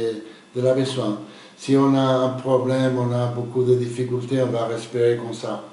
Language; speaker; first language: French; non-native, fluent; Spanish